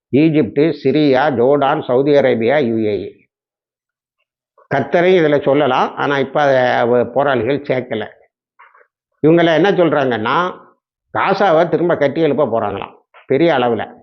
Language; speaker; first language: Tamil; native; Tamil